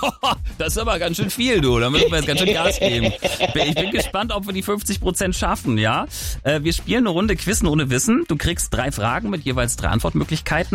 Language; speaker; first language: German; native; German